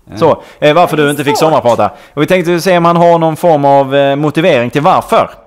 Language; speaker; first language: Swedish; native; Swedish